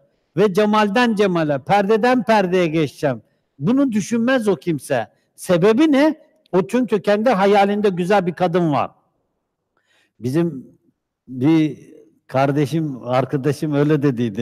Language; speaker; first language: Turkish; native; Turkish